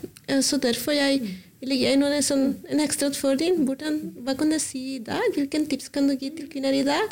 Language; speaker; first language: Norwegian; non-native, learner; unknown